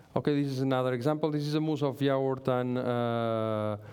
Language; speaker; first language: English; non-native, learner; Spanish